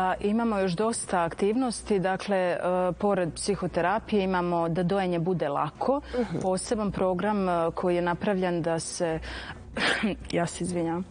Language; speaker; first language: Serbian; native; Serbian